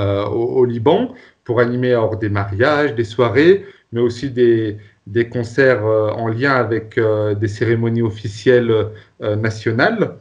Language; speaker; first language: French; native; French